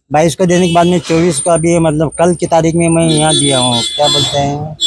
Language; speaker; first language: Hindi; non-native, local second language; Marathi